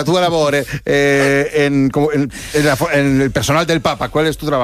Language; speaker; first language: Spanish; native; Spanish